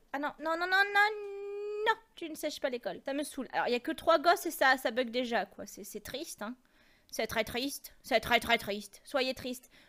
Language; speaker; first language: French; native; French